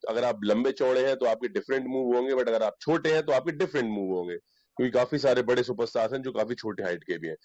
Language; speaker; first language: Hindi; native; Hindi